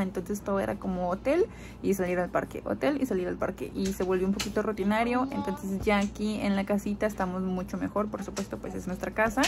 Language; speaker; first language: Spanish; native; Spanish